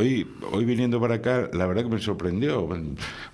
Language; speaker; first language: Spanish; native; Spanish